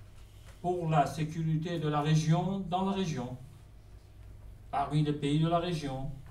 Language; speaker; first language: French; non-native, fluent; Persian